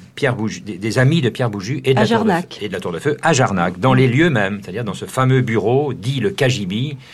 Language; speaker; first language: French; native; French